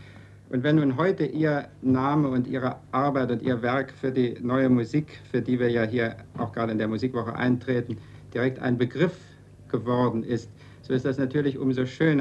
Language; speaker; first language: German; native; German